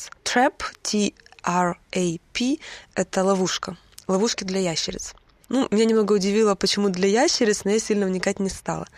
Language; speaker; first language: Russian; native; Russian